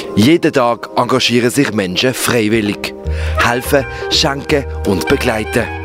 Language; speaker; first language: German; native; German